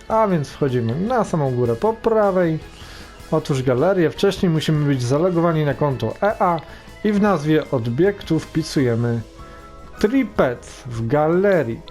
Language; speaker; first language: Polish; native; Polish